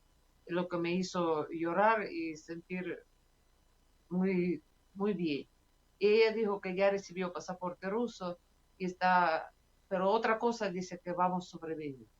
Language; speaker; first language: Spanish; non-native, fluent; Russian